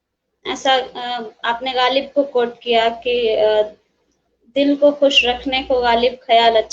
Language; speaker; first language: Hindi; native; Hindi